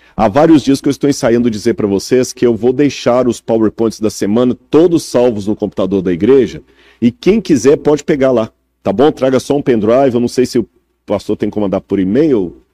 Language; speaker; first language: Portuguese; native; Portuguese